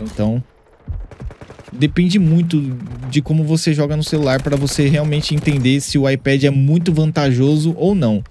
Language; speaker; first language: Portuguese; native; Portuguese